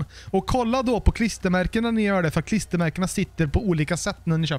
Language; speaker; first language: Swedish; native; Swedish